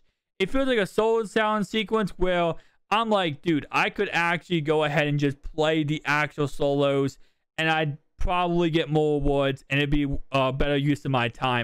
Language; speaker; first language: English; native; English